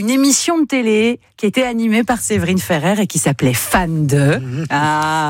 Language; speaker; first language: French; native; French